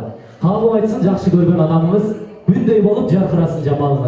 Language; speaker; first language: Kyrgyz; native; Kyrgyz